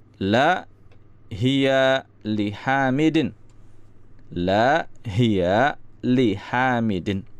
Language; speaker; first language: Arabic; non-native, fluent; Indonesian